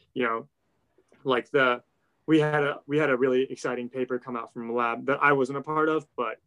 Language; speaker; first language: English; native; English